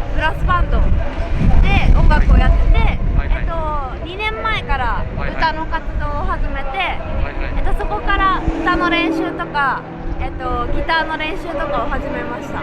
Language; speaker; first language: Japanese; native; Japanese